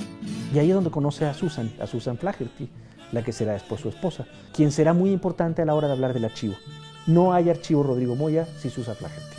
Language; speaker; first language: Spanish; native; Spanish